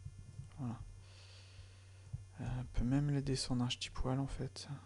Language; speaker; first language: French; native; French